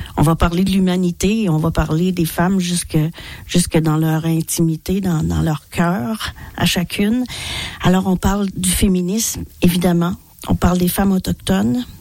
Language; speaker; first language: French; native; French